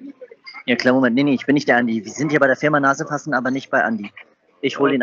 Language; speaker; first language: German; native; German